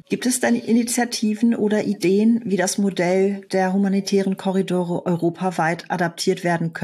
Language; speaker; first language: German; native; German